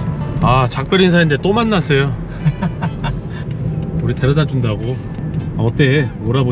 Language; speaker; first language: Korean; native; Korean